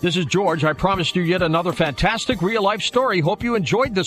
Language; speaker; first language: English; native; English